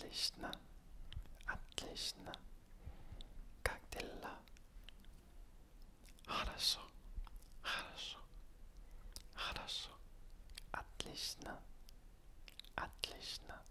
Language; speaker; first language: Russian; non-native, learner; French